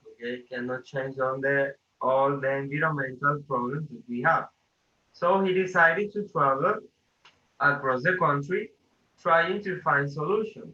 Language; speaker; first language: English; non-native, fluent; Spanish